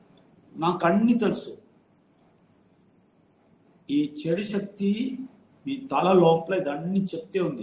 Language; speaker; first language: Telugu; non-native, fluent; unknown